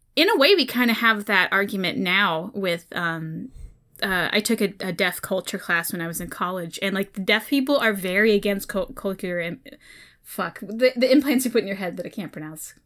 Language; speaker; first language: English; native; English